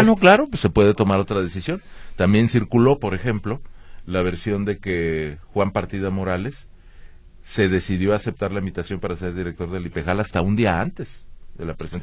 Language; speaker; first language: Spanish; native; Spanish